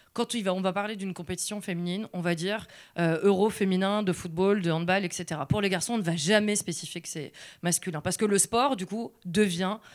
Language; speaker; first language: French; native; French